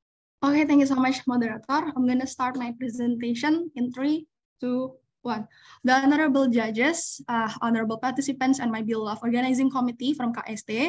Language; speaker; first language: English; non-native, fluent; Indonesian